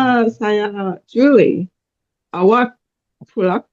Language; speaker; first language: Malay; non-native, learner; English